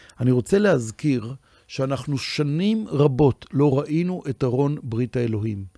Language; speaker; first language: Hebrew; native; Hebrew